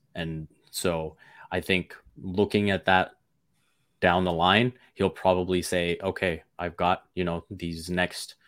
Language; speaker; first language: English; early bilingual, other home language; Hindi